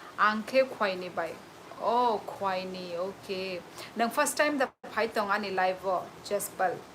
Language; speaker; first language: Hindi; non-native, local second language; Kok Borok